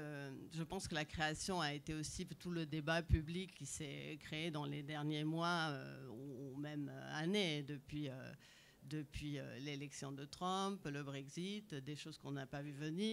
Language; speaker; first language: French; native; French